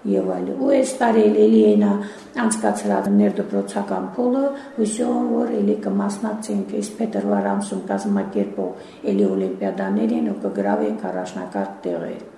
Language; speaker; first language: Armenian; native; Armenian